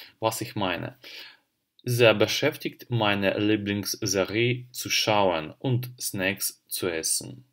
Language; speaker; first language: German; non-native, fluent; Russian